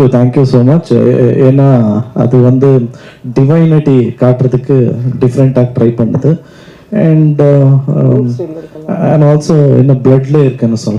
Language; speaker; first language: Tamil; non-native, learner; Kannada